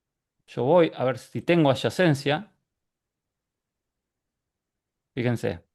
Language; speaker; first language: Spanish; native; Spanish